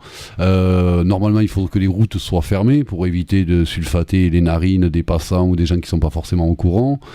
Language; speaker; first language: French; native; French